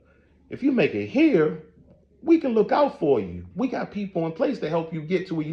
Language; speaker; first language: English; native; English